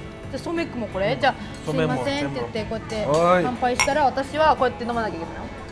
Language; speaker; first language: Japanese; native; Japanese